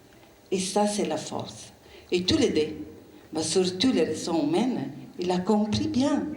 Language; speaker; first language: French; non-native, learner; Italian